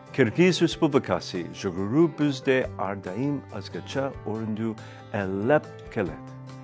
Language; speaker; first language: Kyrgyz; non-native, learner; English